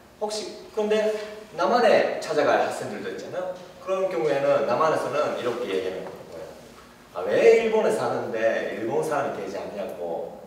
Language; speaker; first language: Korean; early bilingual, heritage; Japanese